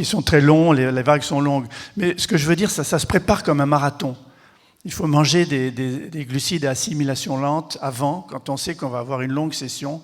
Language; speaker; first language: French; native; French